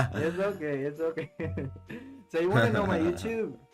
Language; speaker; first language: English; non-native, fluent; Indonesian